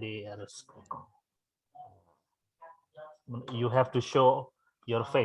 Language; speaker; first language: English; non-native, fluent; Indonesian